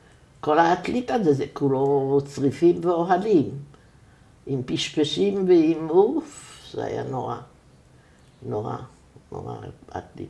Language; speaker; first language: Hebrew; non-native, fluent; German